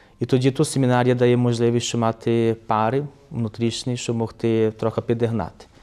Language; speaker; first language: Ukrainian; early bilingual, heritage; Ukrainian